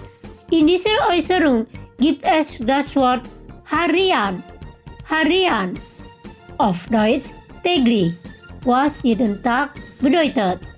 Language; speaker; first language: German; non-native, fluent; Indonesian